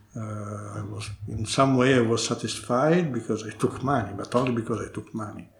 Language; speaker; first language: English; non-native, learner; Italian